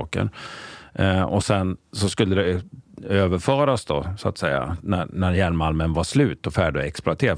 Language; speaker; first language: Swedish; native; Swedish